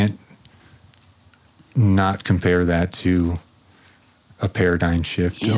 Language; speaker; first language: English; native; English